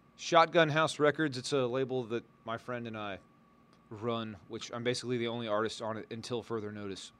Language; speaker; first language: English; native; English